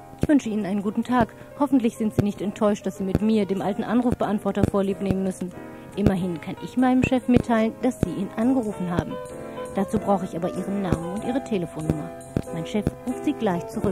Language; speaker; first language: German; native; German